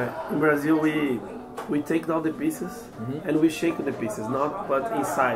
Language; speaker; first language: English; non-native, fluent; Portuguese